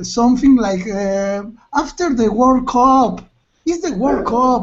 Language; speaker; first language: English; non-native, learner; Spanish